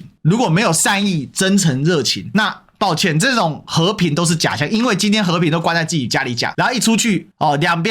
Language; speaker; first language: Chinese; native; Chinese